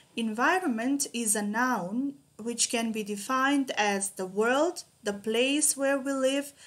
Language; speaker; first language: English; non-native, fluent; Macedonian